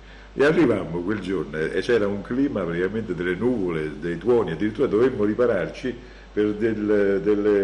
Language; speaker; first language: Italian; native; Italian